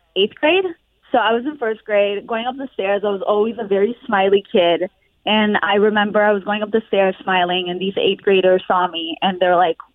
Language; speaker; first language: English; non-native, fluent; Hebrew